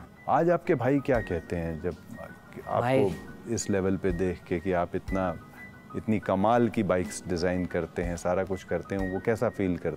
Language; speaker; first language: Hindi; native; Hindi